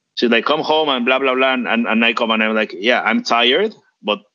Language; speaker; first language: English; non-native, fluent; Spanish